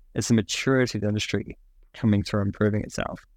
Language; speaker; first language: English; native; English